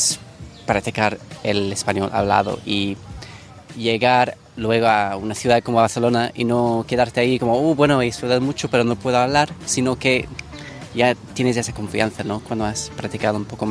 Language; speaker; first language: Spanish; non-native, fluent; English